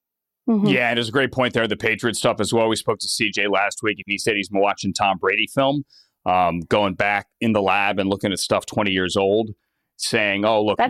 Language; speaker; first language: English; native; English